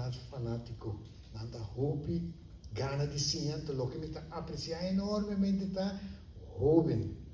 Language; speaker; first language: Spanish; non-native, fluent; Papiamento